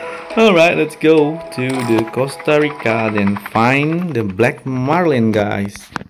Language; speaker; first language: English; non-native, fluent; Indonesian